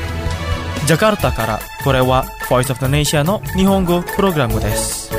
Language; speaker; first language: Japanese; non-native, fluent; Indonesian